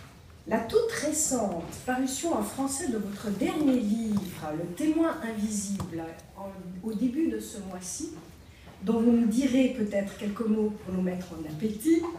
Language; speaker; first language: French; native; French